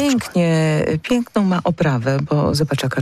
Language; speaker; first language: Polish; native; Polish